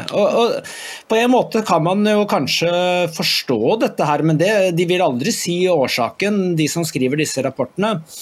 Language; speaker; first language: Norwegian; native; Norwegian